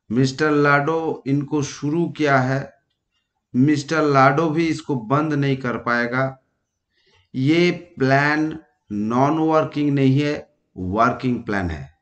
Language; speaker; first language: Hindi; non-native, local second language; Bangla